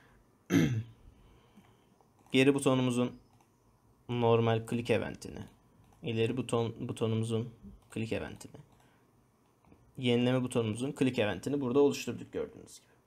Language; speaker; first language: Turkish; native; Turkish